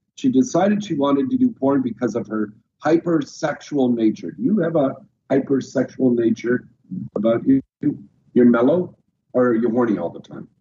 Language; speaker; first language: English; native; English